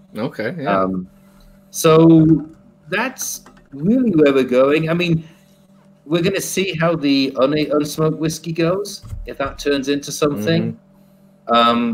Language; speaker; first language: English; native; English